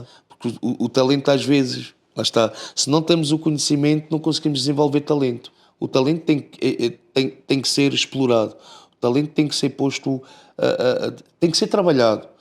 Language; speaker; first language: Portuguese; native; Portuguese